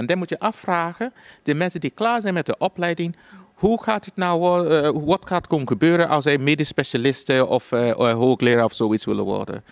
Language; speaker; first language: Dutch; non-native, fluent; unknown